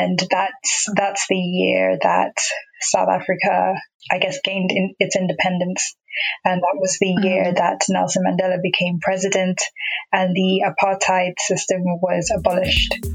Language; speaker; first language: English; non-native, local second language; Xhosa